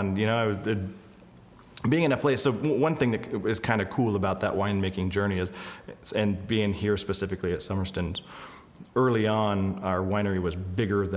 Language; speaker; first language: English; native; English